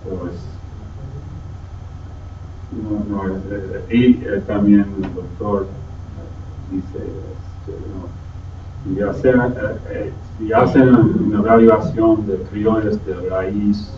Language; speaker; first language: Spanish; non-native, learner; English